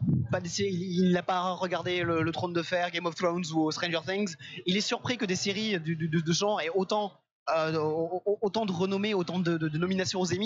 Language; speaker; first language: French; native; French